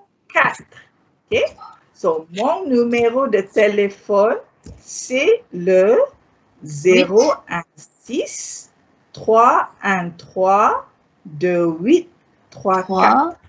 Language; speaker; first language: French; non-native, fluent; Malay